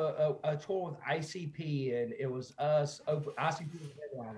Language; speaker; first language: English; native; English